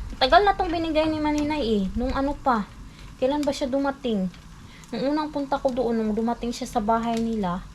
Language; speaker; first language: Filipino; non-native, local second language; Cebuano